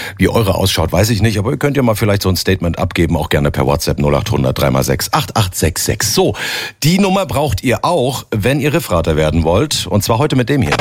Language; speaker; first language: German; native; German